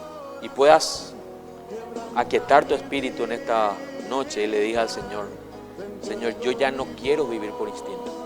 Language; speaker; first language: Spanish; native; Spanish